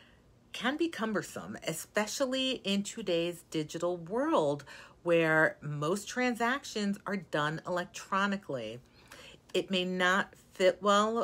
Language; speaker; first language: English; native; English